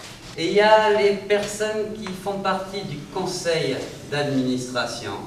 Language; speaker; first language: French; native; French